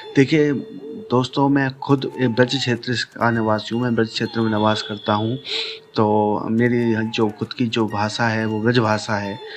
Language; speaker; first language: Hindi; native; Hindi